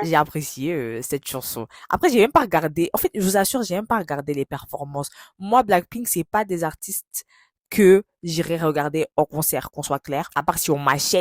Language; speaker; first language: French; native; French